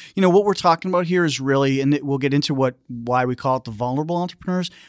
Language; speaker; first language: English; native; English